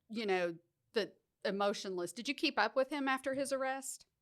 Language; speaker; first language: English; native; English